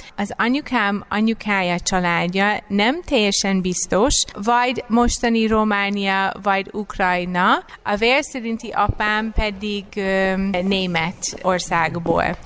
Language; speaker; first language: Hungarian; non-native, fluent; English